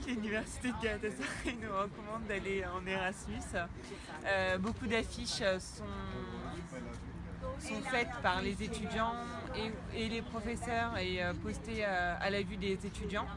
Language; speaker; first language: French; non-native, fluent; Turkish